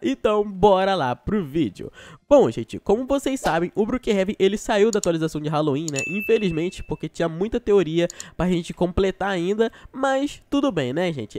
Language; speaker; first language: Portuguese; native; Portuguese